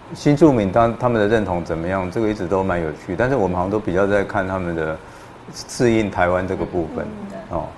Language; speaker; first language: Chinese; native; Chinese